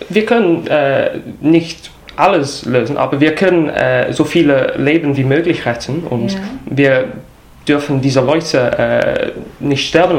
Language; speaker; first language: German; non-native, fluent; English